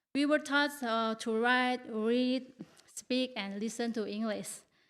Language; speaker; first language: English; non-native, learner; Indonesian